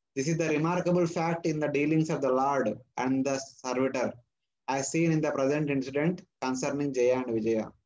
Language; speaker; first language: English; non-native, local second language; Telugu